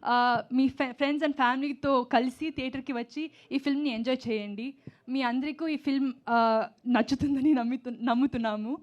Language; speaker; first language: Telugu; non-native, learner; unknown